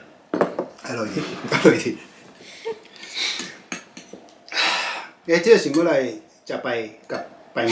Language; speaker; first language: Thai; non-native, fluent; Japanese